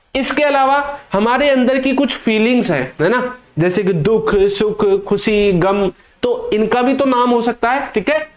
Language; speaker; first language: Hindi; native; Hindi